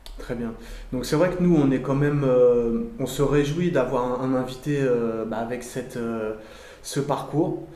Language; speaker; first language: French; native; French